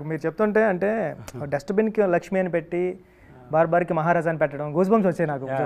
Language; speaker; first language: Telugu; native; Telugu